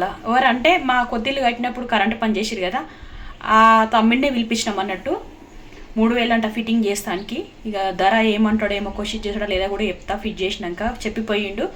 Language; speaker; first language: Telugu; native; Telugu